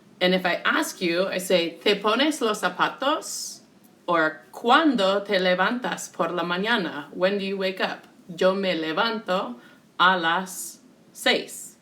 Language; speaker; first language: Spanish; non-native, fluent; English